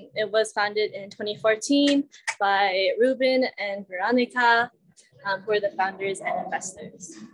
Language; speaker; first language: English; native; English